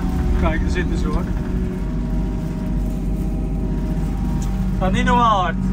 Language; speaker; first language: Dutch; native; Dutch